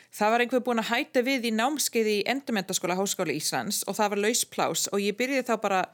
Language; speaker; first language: Icelandic; non-native, fluent; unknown